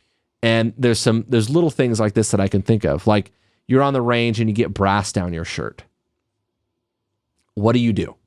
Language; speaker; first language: English; native; English